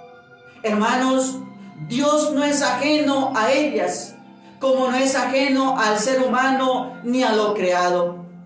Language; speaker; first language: Spanish; native; Spanish